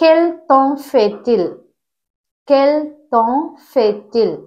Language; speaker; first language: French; non-native, fluent; Tamil